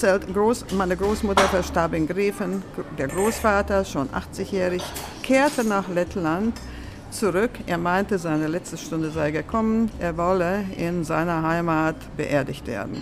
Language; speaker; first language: German; early bilingual, other home language; Latvian